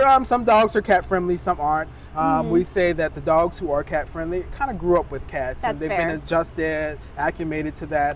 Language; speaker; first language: English; native; English